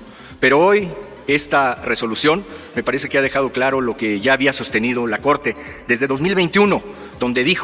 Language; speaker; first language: Spanish; native; Spanish